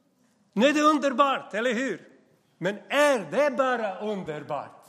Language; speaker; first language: Swedish; non-native, fluent; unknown